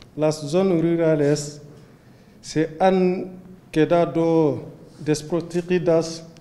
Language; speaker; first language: Spanish; non-native, learner; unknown